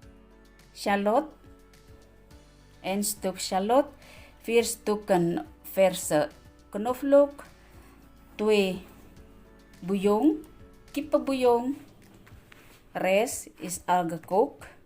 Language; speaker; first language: Dutch; non-native, learner; Indonesian